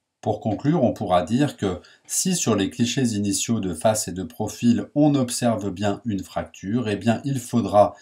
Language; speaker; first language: French; native; French